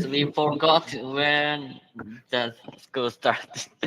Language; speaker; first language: English; non-native, learner; Japanese